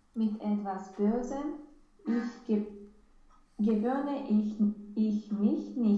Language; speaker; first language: German; non-native, learner; Romanian